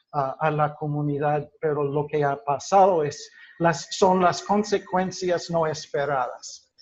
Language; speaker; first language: Spanish; non-native, fluent; English